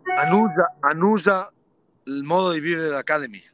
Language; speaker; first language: Italian; early bilingual, other home language; Spanish